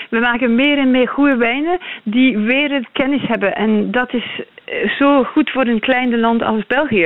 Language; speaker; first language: Dutch; non-native, learner; French